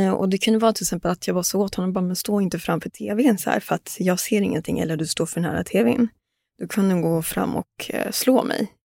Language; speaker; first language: Swedish; early bilingual, other home language; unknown